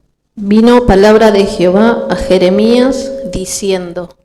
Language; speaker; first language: Spanish; native; Spanish